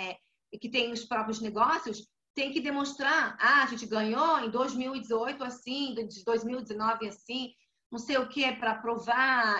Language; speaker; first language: Portuguese; non-native, fluent; Hebrew